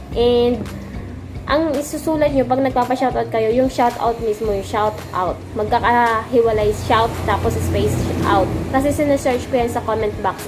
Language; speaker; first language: Filipino; non-native, local second language; Bikol